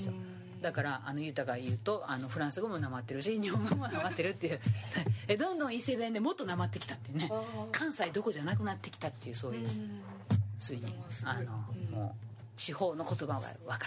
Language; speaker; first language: Japanese; native; Japanese